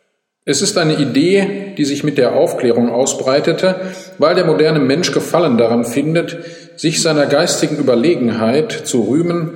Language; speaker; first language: German; native; German